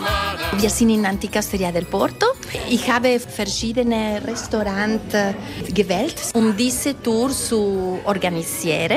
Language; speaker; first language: German; non-native, learner; Italian